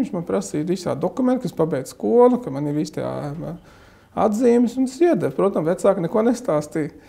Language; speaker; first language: Latvian; non-native, fluent; Arabic